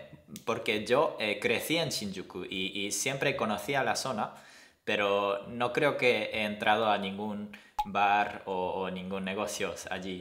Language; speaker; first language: Spanish; non-native, fluent; Japanese